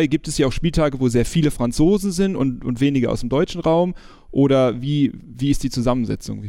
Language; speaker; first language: German; native; German